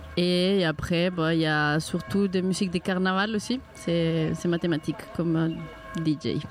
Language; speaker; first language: French; non-native, fluent; Spanish